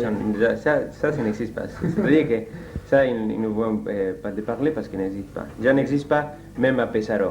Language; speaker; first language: French; non-native, learner; Spanish